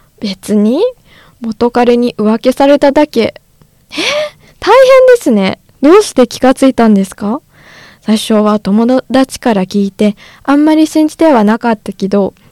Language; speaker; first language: Japanese; non-native, fluent; Chinese